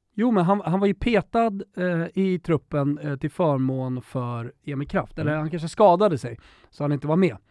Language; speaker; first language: Swedish; native; Swedish